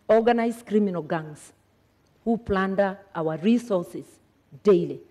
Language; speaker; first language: English; non-native, local second language; Kikuyu